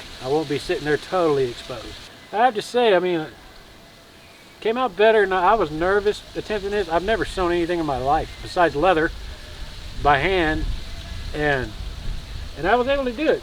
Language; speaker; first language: English; native; English